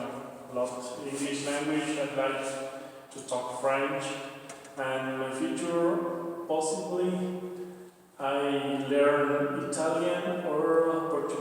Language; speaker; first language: English; non-native, learner; Spanish